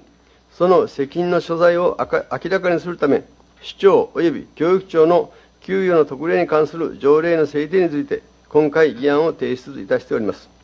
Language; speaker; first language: Japanese; native; Japanese